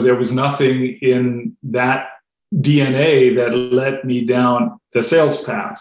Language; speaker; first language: English; non-native, fluent; German